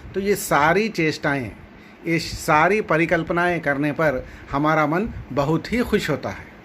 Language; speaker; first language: Hindi; non-native, local second language; Telugu